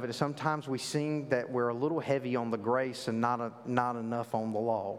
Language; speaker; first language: English; native; English